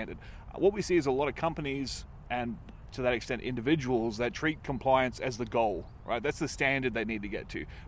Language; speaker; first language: English; native; English